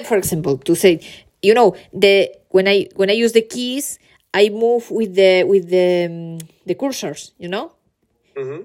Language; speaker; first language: English; non-native, learner; Spanish